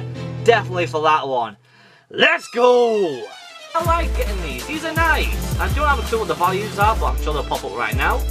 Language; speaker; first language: English; native; English